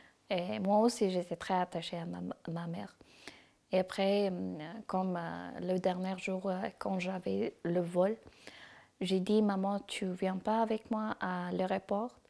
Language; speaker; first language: French; non-native, learner; Persian